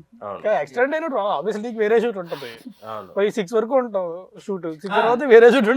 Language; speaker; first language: Telugu; native; Telugu